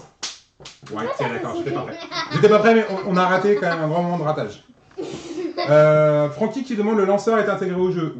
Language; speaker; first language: French; native; French